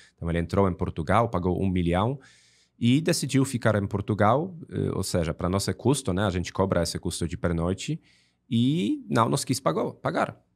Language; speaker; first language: Portuguese; non-native, fluent; Polish